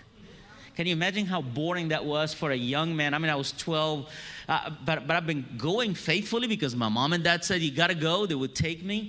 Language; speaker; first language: English; non-native, fluent; Arabic